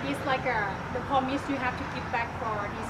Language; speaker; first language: English; non-native, learner; Thai